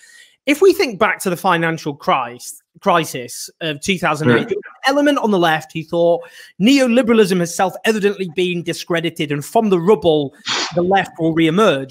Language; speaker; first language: English; native; English